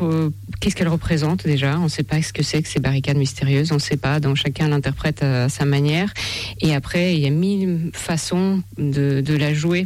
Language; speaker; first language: French; non-native, fluent; Russian